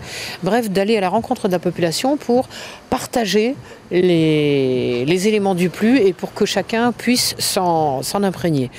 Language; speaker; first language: French; native; French